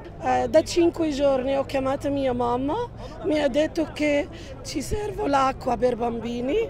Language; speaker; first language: Italian; non-native, learner; Arabic